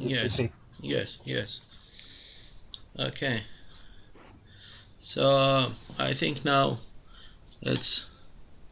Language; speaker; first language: English; non-native, fluent; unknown